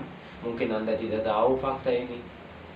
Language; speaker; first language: Indonesian; non-native, local second language; Arabic